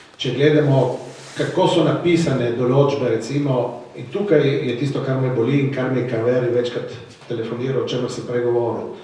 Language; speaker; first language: Slovenian; native; Slovenian